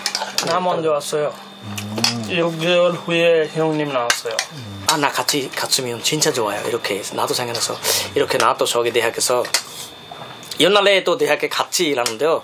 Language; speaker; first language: Korean; non-native, learner; Bangla